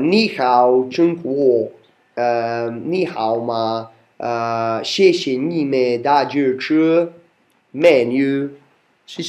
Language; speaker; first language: Chinese; non-native, learner; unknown